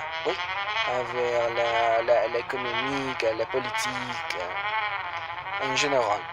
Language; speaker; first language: French; non-native, learner; Spanish